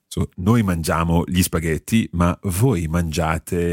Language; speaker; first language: Italian; non-native, fluent; English